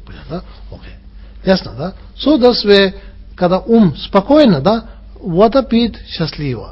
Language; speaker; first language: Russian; non-native, learner; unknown